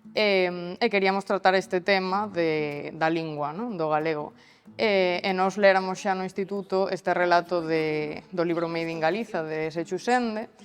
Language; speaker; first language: Galician; non-native, local second language; Spanish